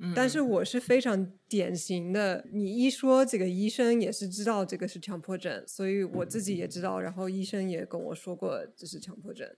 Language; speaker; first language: Chinese; non-native, fluent; English